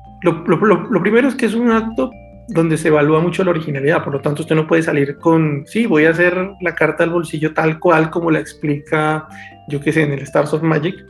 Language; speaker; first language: Spanish; native; Spanish